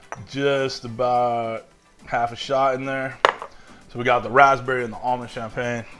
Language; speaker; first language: English; native; English